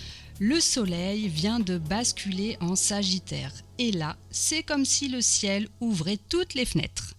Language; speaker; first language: French; native; French